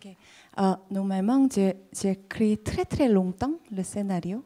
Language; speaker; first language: French; non-native, fluent; Korean